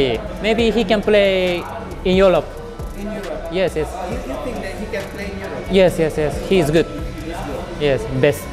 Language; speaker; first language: English; non-native, learner; Japanese